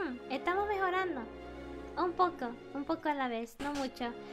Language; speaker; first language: Spanish; non-native, learner; English